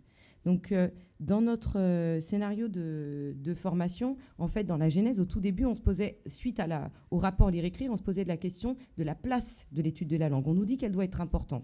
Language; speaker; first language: French; native; French